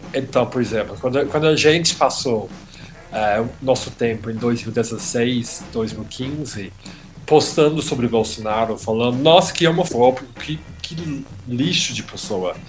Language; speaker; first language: Portuguese; non-native, fluent; English